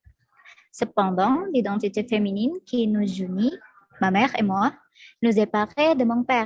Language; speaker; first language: French; non-native, fluent; Indonesian